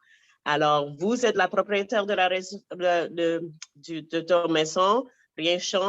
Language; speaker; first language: French; non-native, learner; English